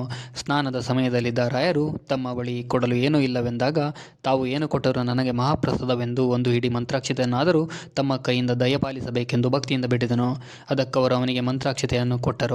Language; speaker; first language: Kannada; native; Kannada